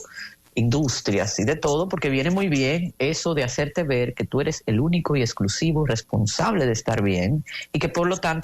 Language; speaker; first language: Spanish; native; Spanish